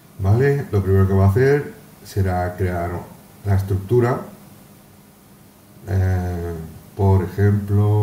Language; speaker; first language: Spanish; native; Spanish